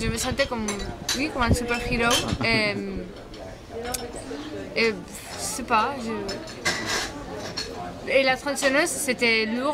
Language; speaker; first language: French; non-native, fluent; Spanish